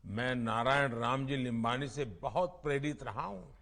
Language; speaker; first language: Hindi; non-native, local second language; Gujarati